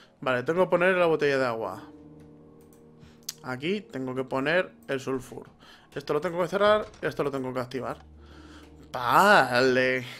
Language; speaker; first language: Spanish; native; Spanish